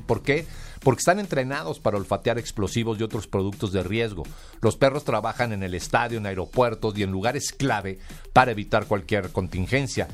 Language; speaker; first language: Spanish; native; Spanish